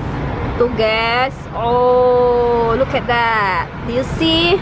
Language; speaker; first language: English; non-native, learner; Indonesian